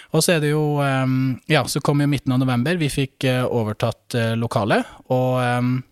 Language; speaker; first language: Norwegian; native; Norwegian